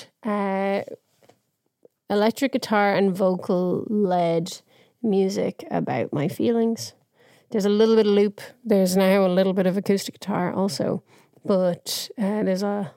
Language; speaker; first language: English; native; English